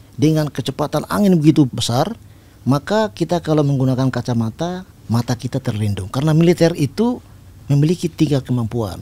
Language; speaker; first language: Indonesian; non-native, local second language; Tetum